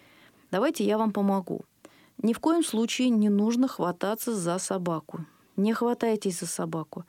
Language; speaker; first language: Russian; native; Russian